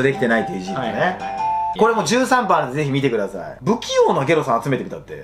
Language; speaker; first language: Japanese; native; Japanese